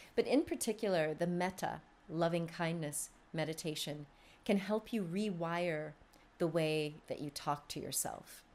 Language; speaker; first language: English; native; English